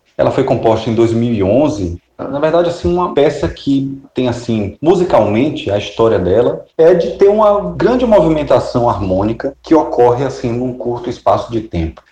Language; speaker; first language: Portuguese; native; Portuguese